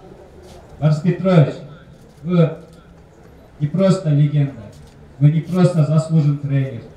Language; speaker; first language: Russian; non-native, local second language; Kyrgyz